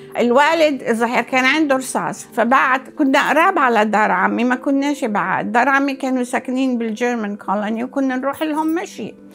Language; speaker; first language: Arabic; native; Arabic